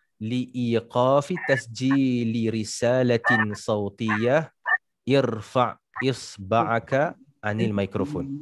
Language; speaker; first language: Arabic; non-native, fluent; Malay